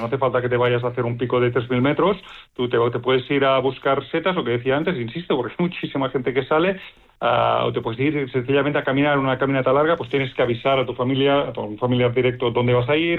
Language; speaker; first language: Spanish; native; Spanish